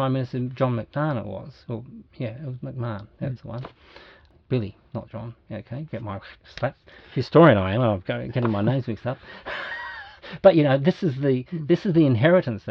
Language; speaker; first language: English; native; English